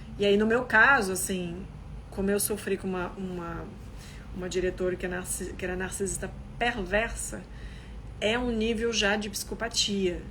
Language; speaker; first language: Portuguese; non-native, fluent; French